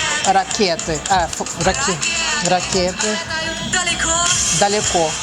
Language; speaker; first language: Russian; non-native, learner; Portuguese